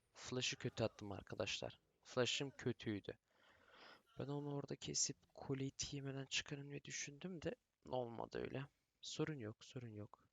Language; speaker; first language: Turkish; early bilingual, heritage; Turkish